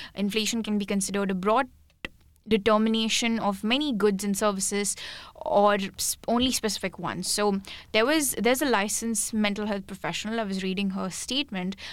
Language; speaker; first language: English; non-native, local second language; Hindi